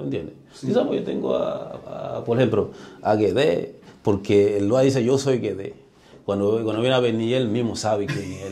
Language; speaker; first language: Spanish; native; Spanish